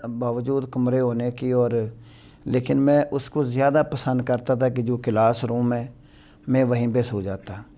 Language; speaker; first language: Urdu; non-native, local second language; Punjabi